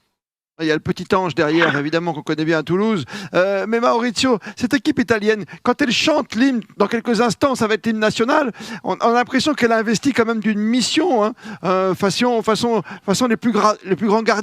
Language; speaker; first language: French; native; French